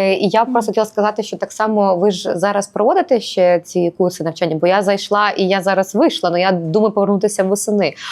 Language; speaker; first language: Ukrainian; native; Ukrainian